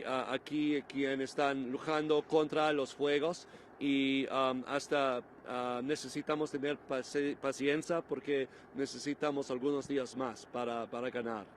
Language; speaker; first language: Spanish; non-native, learner; English